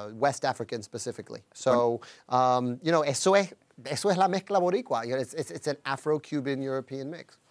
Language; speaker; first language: Spanish; early bilingual, heritage; Spanish